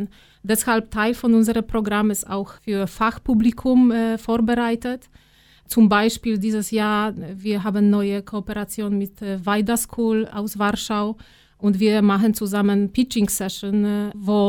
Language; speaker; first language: German; non-native, fluent; Polish